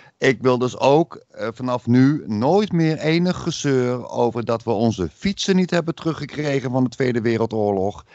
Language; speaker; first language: Dutch; native; Dutch